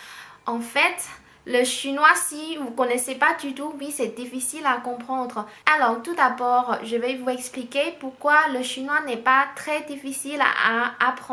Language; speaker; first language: French; non-native, fluent; Chinese